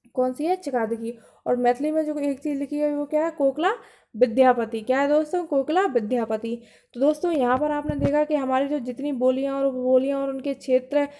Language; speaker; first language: Hindi; native; Hindi